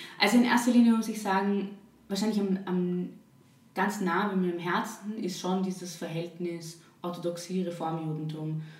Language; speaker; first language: German; native; German